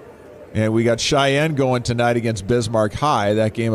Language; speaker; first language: English; native; English